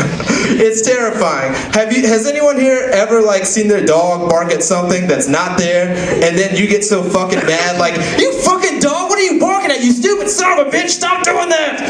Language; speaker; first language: English; native; English